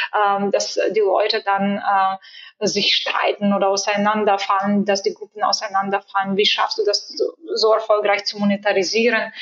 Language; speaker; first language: German; non-native, fluent; Bulgarian